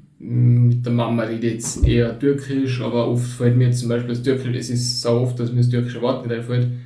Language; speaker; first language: German; early bilingual, other home language; Turkish